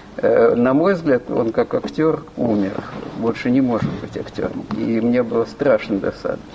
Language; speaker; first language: Russian; native; Russian